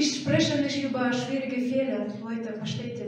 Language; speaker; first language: German; non-native, fluent; Russian